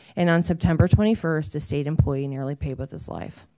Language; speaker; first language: English; native; English